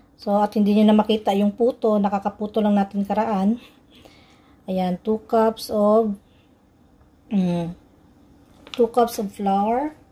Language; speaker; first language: Filipino; non-native, local second language; Cebuano